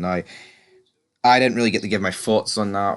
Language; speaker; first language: English; native; English